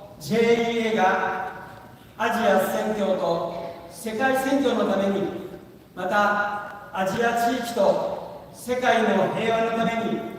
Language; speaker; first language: Japanese; native; Japanese